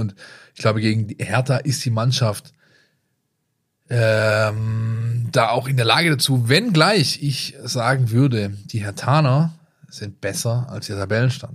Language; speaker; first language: German; native; German